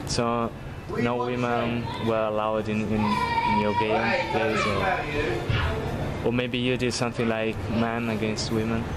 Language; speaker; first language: English; non-native, fluent; Italian